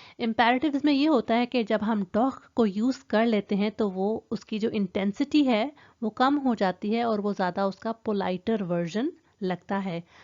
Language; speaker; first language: Urdu; native; Urdu